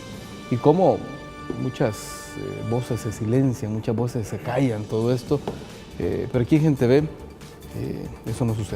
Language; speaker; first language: Spanish; native; Spanish